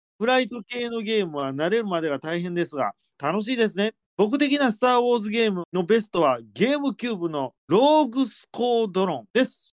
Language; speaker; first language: Japanese; native; Japanese